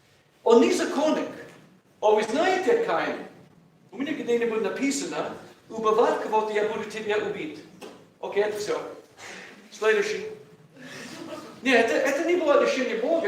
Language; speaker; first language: Russian; non-native, learner; English